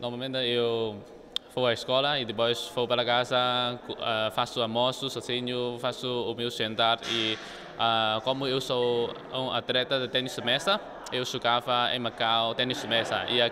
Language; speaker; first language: Portuguese; non-native, local second language; Chinese